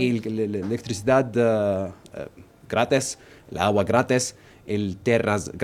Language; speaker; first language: Spanish; non-native, learner; Arabic